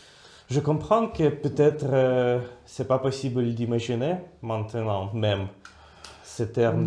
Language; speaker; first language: French; non-native, fluent; Russian